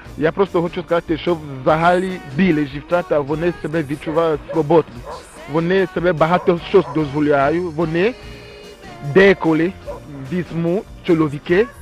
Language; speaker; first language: Ukrainian; non-native, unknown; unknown